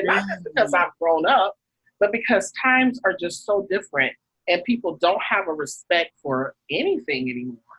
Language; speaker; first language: English; native; English